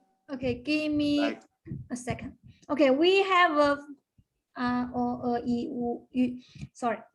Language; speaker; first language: English; non-native, fluent; Chinese